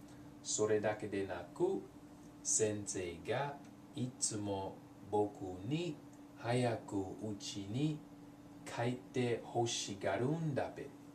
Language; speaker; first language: Japanese; non-native, learner; English